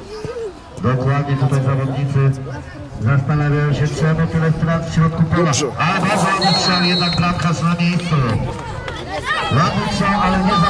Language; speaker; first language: Polish; native; Polish